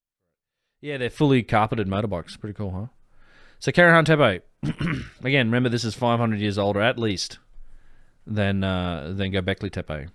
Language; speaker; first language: English; native; English